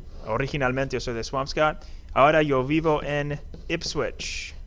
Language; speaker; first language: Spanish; non-native, fluent; English